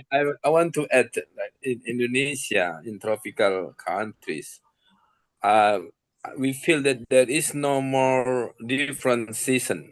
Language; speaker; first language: English; non-native, fluent; Indonesian